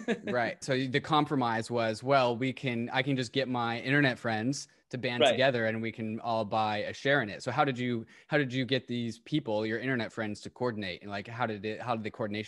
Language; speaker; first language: English; native; English